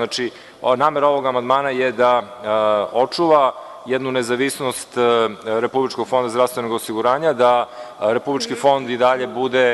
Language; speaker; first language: Serbian; native; Serbian